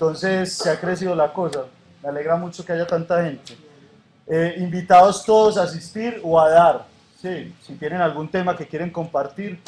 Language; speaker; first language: Spanish; native; Spanish